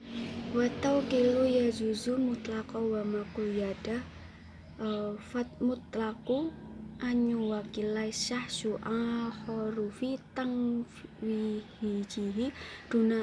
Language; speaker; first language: Arabic; non-native, learner; Indonesian